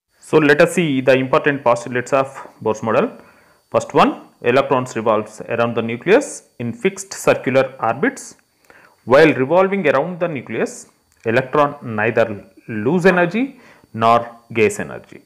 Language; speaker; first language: English; non-native, local second language; Telugu